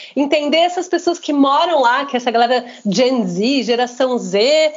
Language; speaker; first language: Portuguese; native; Portuguese